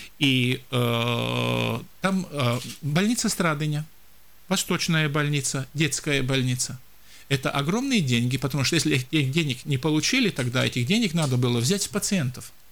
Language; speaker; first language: Russian; non-native, local second language; Latvian